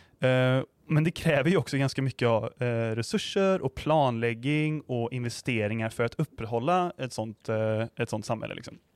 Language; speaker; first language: Swedish; native; Swedish